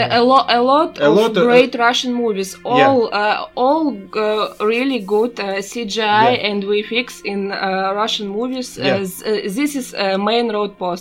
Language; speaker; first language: English; non-native, learner; Russian